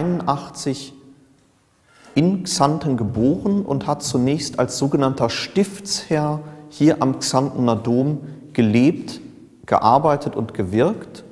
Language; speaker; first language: German; native; German